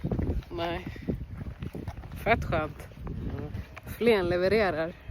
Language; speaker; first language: Swedish; native; Swedish